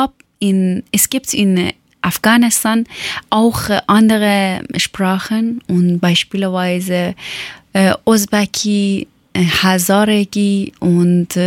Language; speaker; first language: German; non-native, learner; Persian